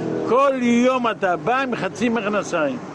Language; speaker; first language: Hebrew; non-native, fluent; Ladino